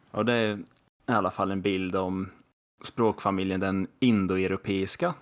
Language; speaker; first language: Swedish; native; Swedish